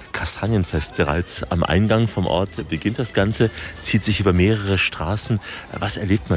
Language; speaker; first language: German; native; German